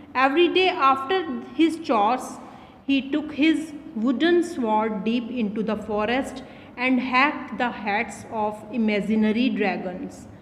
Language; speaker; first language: English; non-native, local second language; Hindi